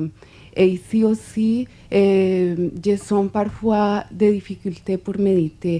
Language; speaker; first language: French; non-native, fluent; Spanish